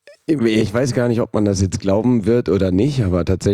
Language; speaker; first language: German; native; German